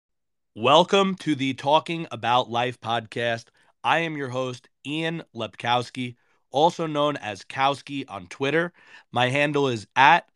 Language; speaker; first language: English; native; English